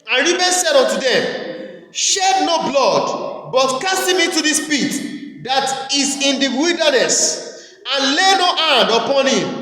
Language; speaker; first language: English; non-native, local second language; Yoruba